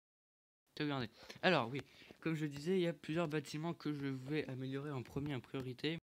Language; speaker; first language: French; native; French